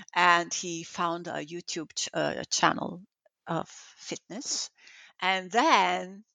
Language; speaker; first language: English; non-native, fluent; Italian